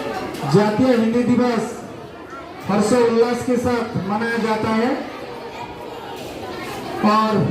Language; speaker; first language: Hindi; non-native, local second language; Odia